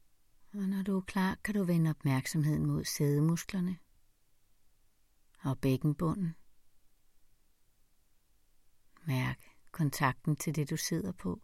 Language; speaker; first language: Danish; native; Danish